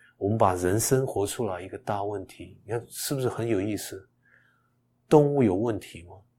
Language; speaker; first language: Chinese; early bilingual, heritage; Chinese